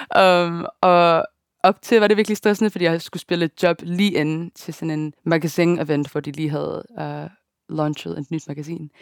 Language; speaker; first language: Danish; early bilingual, other home language; Japanese